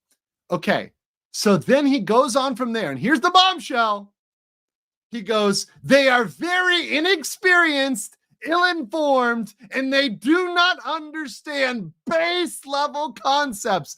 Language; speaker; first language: English; native; English